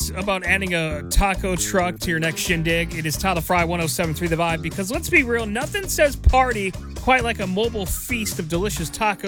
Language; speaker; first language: English; native; English